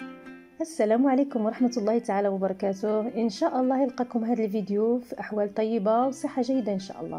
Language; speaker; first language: Arabic; native; Arabic